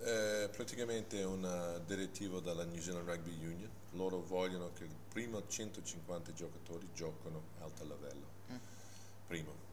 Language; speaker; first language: Italian; non-native, fluent; English